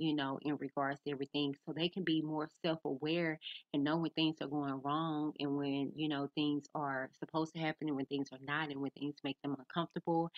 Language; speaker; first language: English; native; English